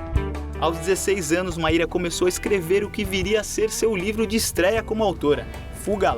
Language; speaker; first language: Portuguese; native; Portuguese